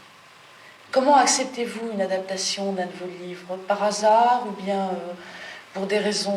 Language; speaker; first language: French; native; French